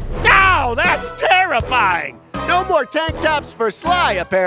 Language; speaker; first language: English; native; English